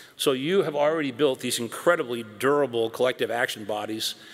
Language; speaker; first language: English; native; English